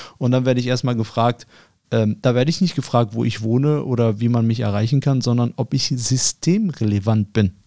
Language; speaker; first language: German; early bilingual, other home language; Arabic